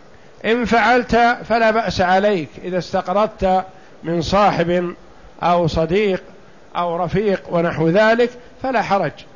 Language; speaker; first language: Arabic; native; Arabic